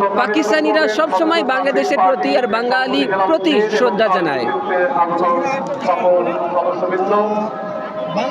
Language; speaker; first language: Bangla; non-native, fluent; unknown